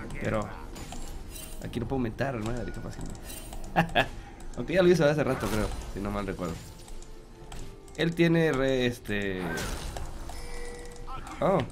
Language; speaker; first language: Spanish; native; Spanish